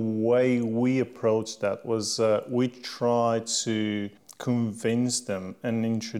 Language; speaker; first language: English; non-native, fluent; Slovenian